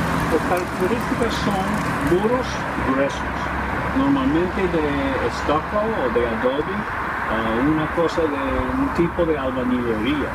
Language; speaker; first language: Spanish; non-native, fluent; English